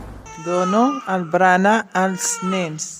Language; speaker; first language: Catalan; non-native, learner; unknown